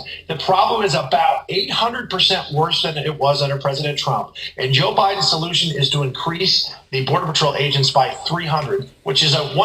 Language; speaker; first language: English; native; English